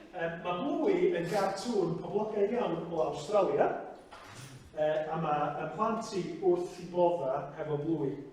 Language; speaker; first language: Welsh; native; Welsh